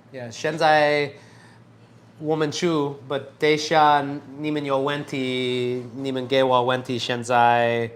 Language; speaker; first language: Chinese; non-native, learner; English